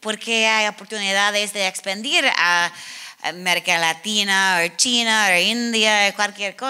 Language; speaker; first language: Spanish; non-native, learner; English